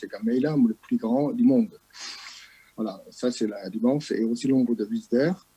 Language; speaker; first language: French; non-native, fluent; Chinese